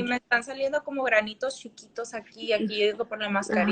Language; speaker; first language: Spanish; early bilingual, heritage; Spanish